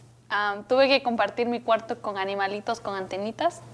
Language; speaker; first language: Spanish; native; Spanish